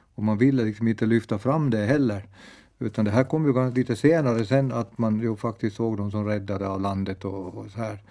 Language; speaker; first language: Swedish; native; Swedish